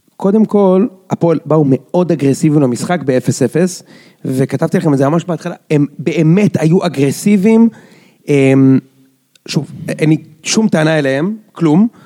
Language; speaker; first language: Hebrew; native; Hebrew